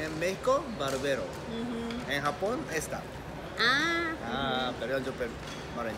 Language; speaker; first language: Spanish; non-native, learner; Japanese